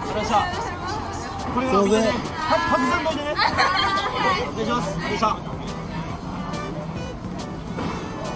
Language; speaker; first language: Japanese; native; Japanese